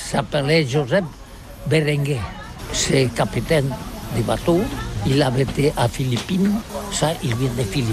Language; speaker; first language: French; non-native, learner; Catalan